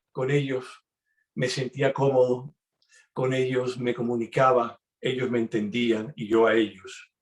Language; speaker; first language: Spanish; early bilingual, heritage; Spanish